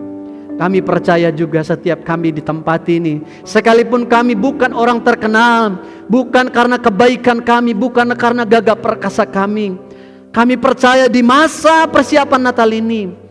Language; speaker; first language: Indonesian; native; Indonesian